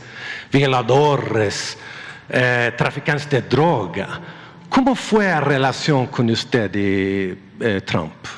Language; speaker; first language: Spanish; non-native, fluent; Swedish